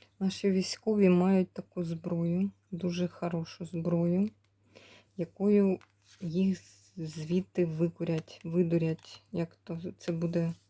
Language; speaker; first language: Ukrainian; native; Ukrainian